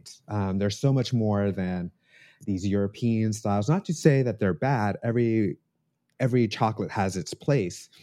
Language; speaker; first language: English; native; English